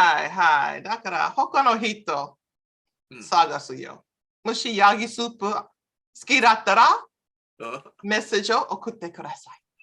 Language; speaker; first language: Japanese; non-native, learner; English